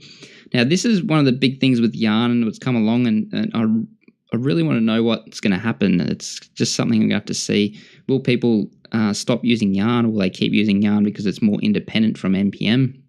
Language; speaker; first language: English; native; English